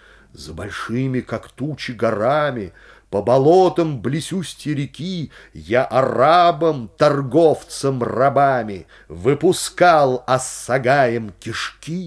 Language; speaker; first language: Russian; native; Russian